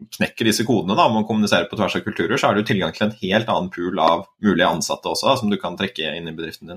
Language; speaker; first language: Norwegian; native; Norwegian